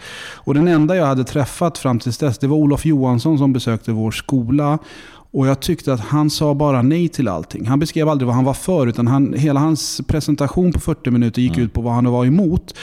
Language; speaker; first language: Swedish; early bilingual, other home language; Turkish